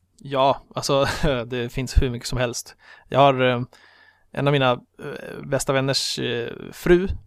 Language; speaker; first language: Swedish; native; Swedish